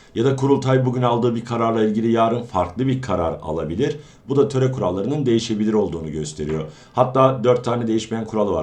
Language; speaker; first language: Turkish; native; Turkish